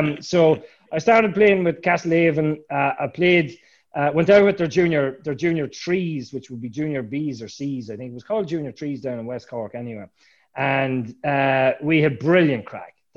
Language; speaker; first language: English; native; English